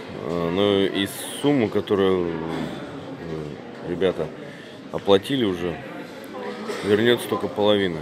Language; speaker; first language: Russian; native; Russian